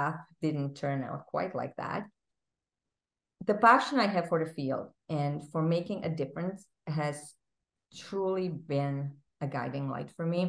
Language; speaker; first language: English; non-native, fluent; Czech